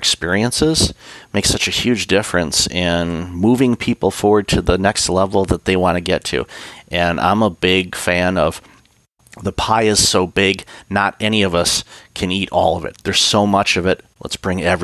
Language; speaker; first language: English; native; English